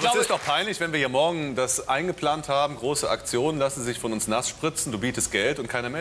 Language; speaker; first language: German; native; German